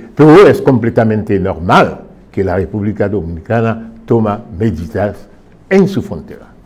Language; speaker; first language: Spanish; non-native, fluent; Haitian Creole